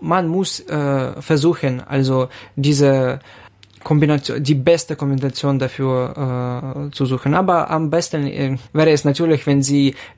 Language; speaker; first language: German; non-native, fluent; Ukrainian